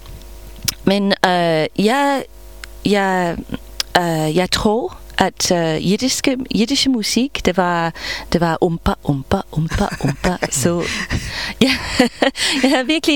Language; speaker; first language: Danish; non-native, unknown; English